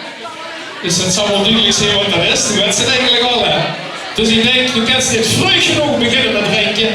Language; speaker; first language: Dutch; native; Dutch